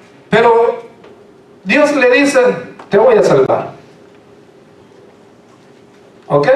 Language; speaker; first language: Spanish; native; Spanish